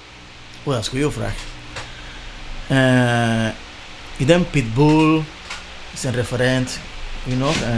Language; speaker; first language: Dutch; non-native, learner; Spanish